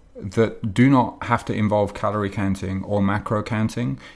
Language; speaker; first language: English; native; English